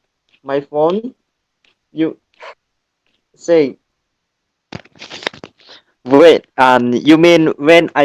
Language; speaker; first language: English; non-native, learner; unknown